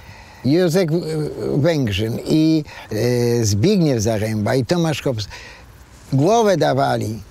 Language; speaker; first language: Polish; native; Polish